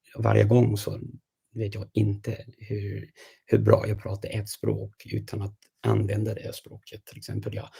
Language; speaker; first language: Swedish; non-native, fluent; English